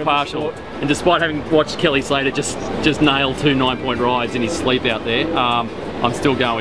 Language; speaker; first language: English; native; English